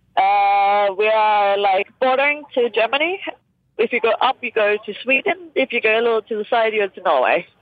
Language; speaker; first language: English; non-native, fluent; Danish